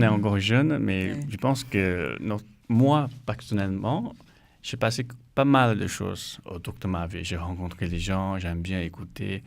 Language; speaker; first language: French; non-native, learner; Chinese